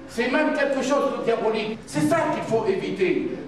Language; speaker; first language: French; non-native, local second language; Arabic